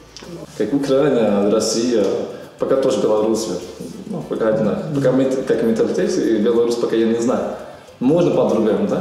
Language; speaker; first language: Russian; non-native, learner; Portuguese